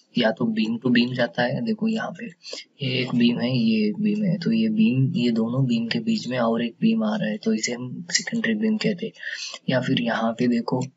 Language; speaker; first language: Hindi; native; Hindi